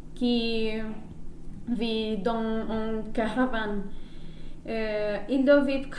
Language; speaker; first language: French; non-native, learner; Spanish